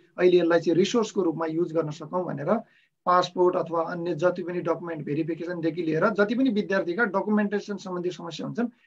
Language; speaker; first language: Nepali; native; Nepali